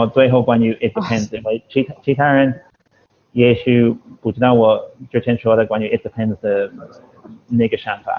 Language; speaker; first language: Chinese; non-native, fluent; English